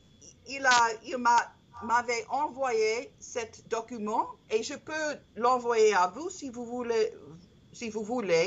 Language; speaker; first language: French; non-native, learner; English